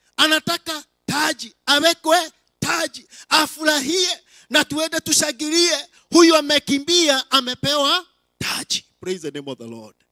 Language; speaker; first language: Swahili; non-native, local second language; Kikuyu